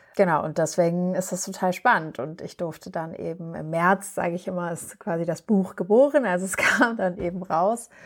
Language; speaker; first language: German; native; German